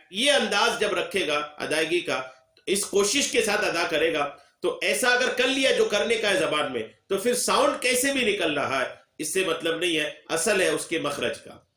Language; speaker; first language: Urdu; native; Urdu